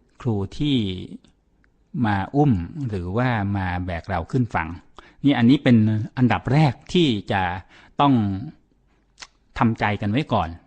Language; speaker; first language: Thai; native; Thai